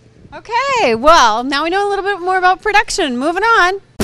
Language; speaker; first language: English; native; English